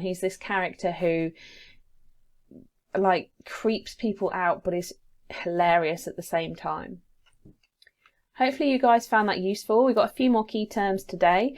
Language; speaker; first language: English; native; English